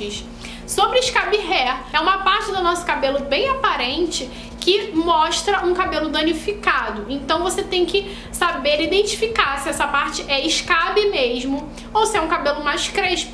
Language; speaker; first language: Portuguese; native; Portuguese